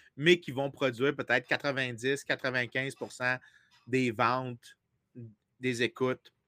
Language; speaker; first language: French; native; French